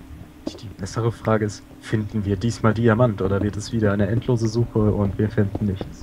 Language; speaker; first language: German; native; German